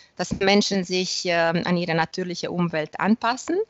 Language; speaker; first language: German; non-native, fluent; Romanian